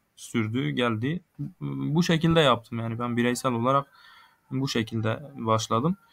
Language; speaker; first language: Turkish; non-native, local second language; Kurdish